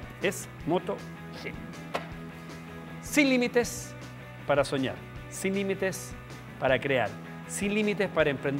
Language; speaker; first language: Spanish; native; Spanish